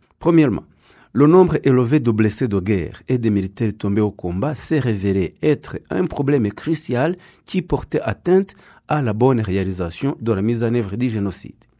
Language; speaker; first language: French; non-native, local second language; Kinyarwanda